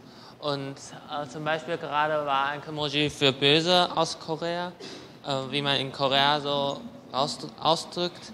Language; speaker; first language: German; non-native, learner; Chinese